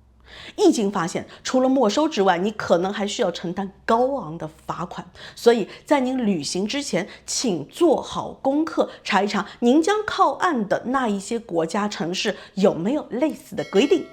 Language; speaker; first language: Chinese; native; Chinese